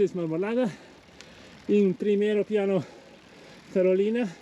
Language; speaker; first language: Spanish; non-native, learner; Italian